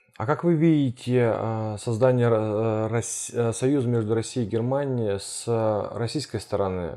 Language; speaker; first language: Russian; early bilingual, heritage; Russian